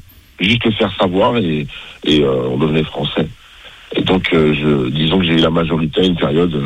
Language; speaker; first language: French; native; French